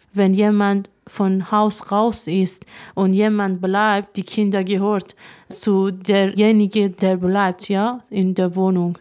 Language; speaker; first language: German; non-native, learner; Persian